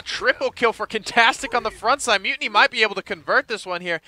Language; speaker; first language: English; native; English